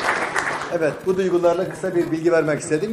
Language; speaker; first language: Turkish; native; Turkish